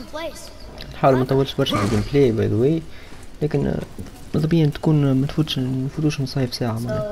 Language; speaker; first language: Arabic; native; Arabic